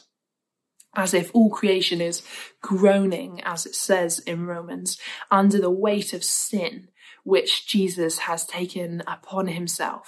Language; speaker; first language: English; native; English